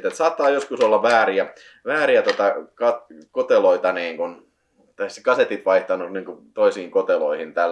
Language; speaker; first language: Finnish; native; Finnish